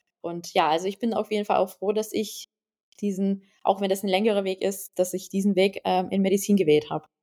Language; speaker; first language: German; non-native, fluent; Lithuanian